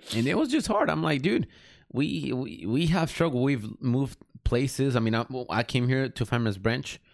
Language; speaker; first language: English; early bilingual, other home language; Spanish